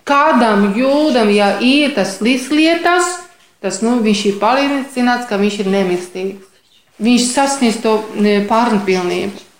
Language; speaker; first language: Latvian; non-native, fluent; Polish